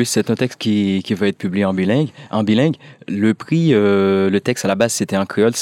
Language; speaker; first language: French; non-native, local second language; Haitian Creole